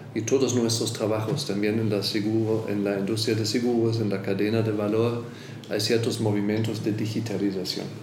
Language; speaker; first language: Spanish; non-native, fluent; German